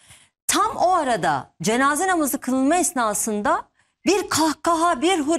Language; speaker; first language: Turkish; native; Turkish